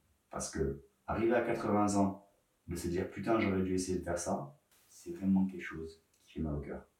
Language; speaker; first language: French; native; French